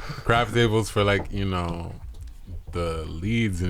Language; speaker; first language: English; native; English